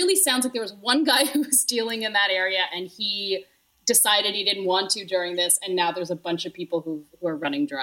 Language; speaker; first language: English; native; English